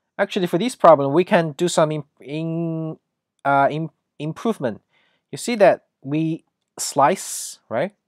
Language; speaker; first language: English; non-native, fluent; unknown